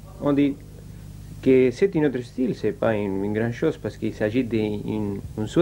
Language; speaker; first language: French; non-native, learner; Spanish